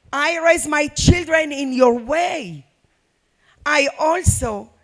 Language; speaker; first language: English; non-native, learner; Arabic